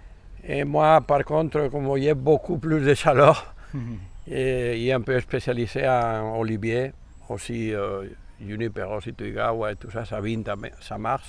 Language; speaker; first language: French; non-native, fluent; Spanish